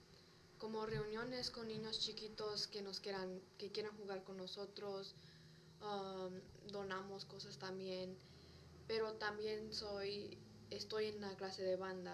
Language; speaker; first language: Spanish; early bilingual, other home language; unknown